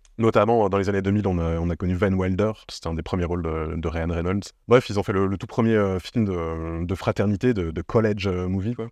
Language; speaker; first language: French; native; French